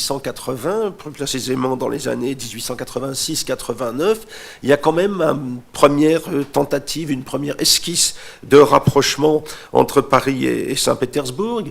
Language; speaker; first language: French; native; French